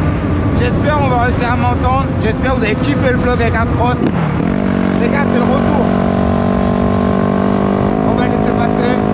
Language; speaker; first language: French; native; French